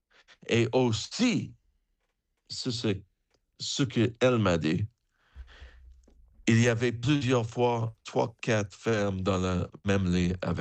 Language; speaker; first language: French; non-native, fluent; English